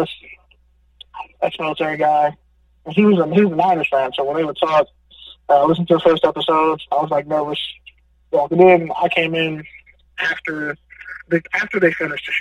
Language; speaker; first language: English; native; English